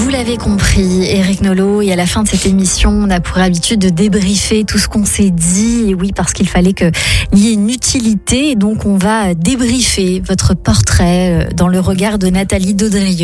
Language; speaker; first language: French; native; French